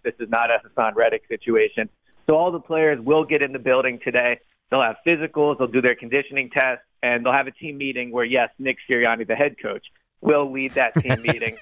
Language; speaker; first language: English; native; English